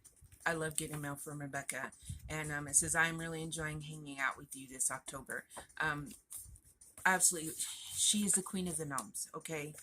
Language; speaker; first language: English; native; English